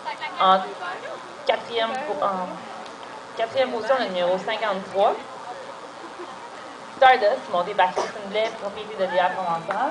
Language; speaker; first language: French; native; French